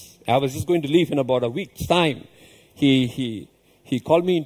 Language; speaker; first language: English; non-native, local second language; Tamil